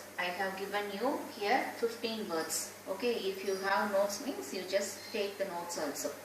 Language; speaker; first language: English; non-native, local second language; Tamil